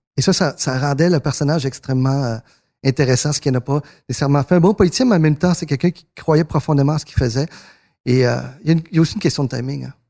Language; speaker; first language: French; early bilingual, other home language; Spanish